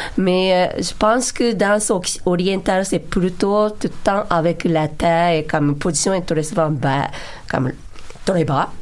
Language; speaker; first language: French; non-native, learner; Japanese